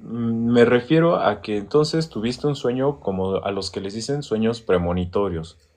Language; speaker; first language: Spanish; native; Spanish